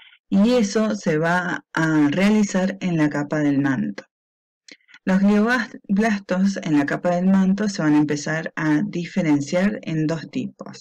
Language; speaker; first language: Spanish; native; Spanish